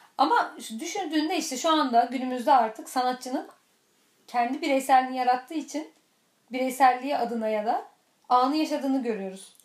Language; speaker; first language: Turkish; native; Turkish